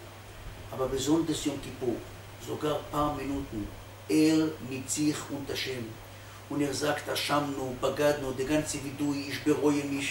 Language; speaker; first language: German; non-native, fluent; Hebrew